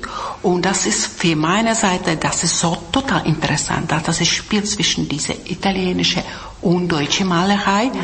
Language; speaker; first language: German; non-native, fluent; Czech